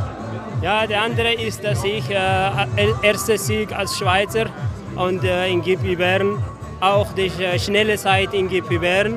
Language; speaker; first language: German; non-native, learner; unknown